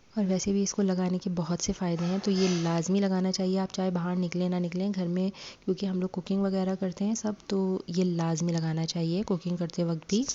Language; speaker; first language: Urdu; native; Urdu